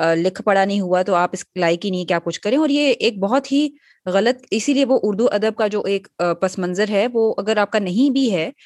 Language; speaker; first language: Urdu; native; Urdu